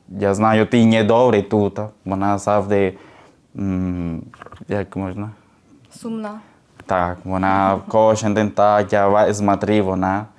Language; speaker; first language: Ukrainian; non-native, learner; Spanish